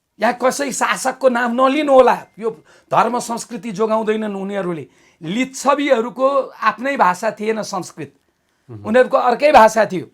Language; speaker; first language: Nepali; native; Nepali